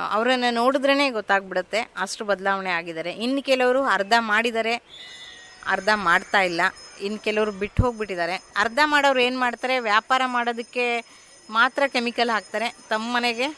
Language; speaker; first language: Kannada; native; Kannada